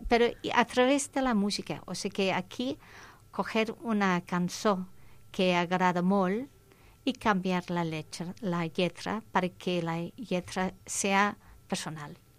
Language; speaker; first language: Catalan; non-native, fluent; English